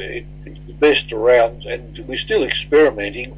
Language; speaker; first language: English; native; English